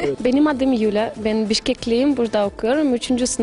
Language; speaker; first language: Turkish; non-native, fluent; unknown